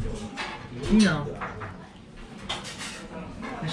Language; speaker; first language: Japanese; non-native, learner; French